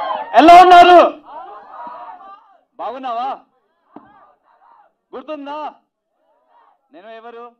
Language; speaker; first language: Telugu; non-native, learner; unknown